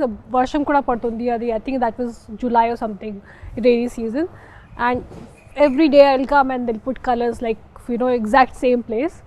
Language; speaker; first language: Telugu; non-native, learner; Hindi